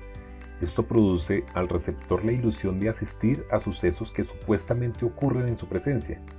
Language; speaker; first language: Spanish; native; Spanish